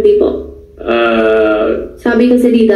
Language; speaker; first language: Filipino; non-native, learner; Chinese